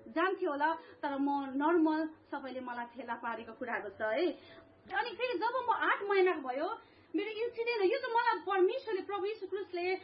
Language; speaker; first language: Nepali; native; Nepali